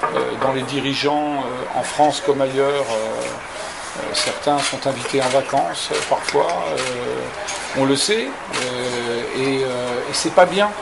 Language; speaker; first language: French; native; French